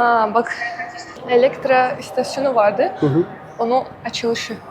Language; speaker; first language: Turkish; non-native, fluent; Russian